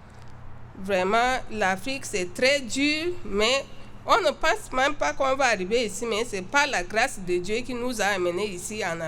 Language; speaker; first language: French; non-native, local second language; Sango